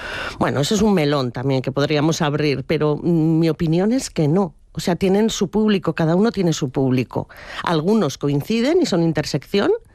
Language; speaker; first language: Spanish; native; Spanish